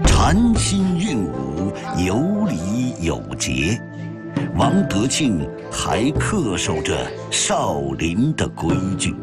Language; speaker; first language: Chinese; native; Chinese